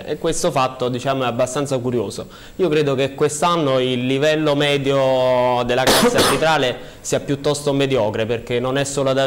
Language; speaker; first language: Italian; native; Italian